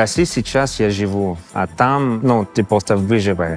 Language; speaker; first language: Russian; non-native, fluent; English